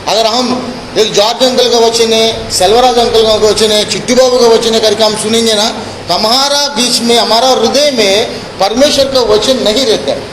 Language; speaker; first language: Hindi; non-native, local second language; Telugu